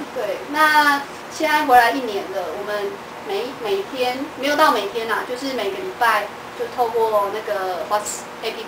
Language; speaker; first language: Chinese; native; Chinese